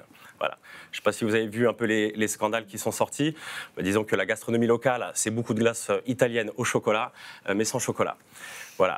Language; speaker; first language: French; native; French